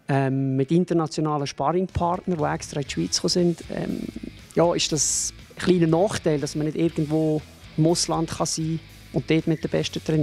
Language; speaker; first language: German; native; German